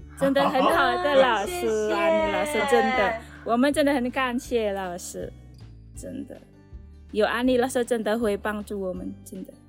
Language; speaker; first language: Chinese; non-native, learner; Indonesian